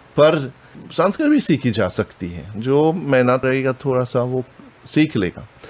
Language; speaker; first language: Hindi; non-native, fluent; German